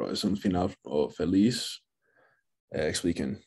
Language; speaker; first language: Spanish; non-native, learner; English